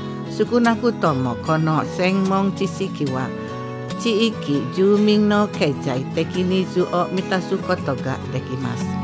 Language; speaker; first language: Japanese; non-native, fluent; Indonesian